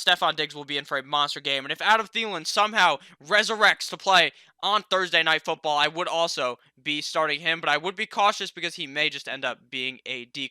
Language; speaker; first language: English; native; English